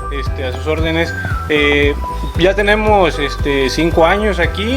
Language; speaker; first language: Spanish; native; Spanish